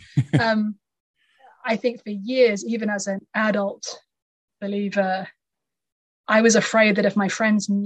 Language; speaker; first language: English; native; English